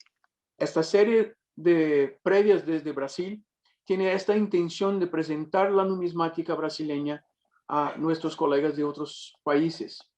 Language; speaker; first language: Spanish; non-native, fluent; Portuguese